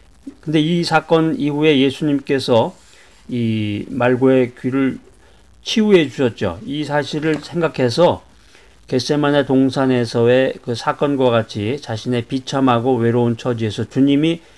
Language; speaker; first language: Korean; native; Korean